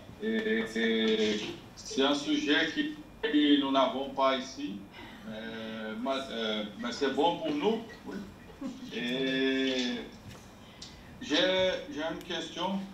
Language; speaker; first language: French; non-native, learner; Portuguese